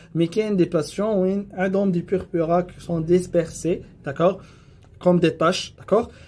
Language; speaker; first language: French; non-native, local second language; Arabic